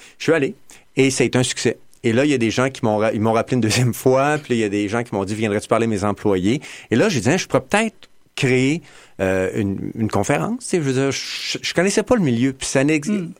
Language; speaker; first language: French; native; French